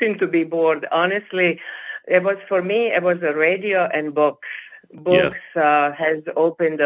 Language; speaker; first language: English; non-native, fluent; Serbian